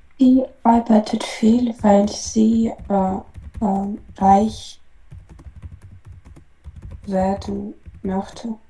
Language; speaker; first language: German; non-native, fluent; Ukrainian